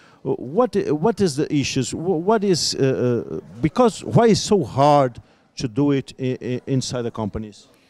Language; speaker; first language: English; non-native, fluent; Portuguese